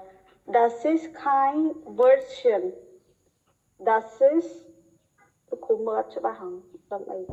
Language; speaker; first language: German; non-native, learner; Khmer